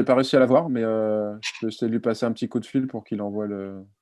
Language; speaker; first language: French; native; French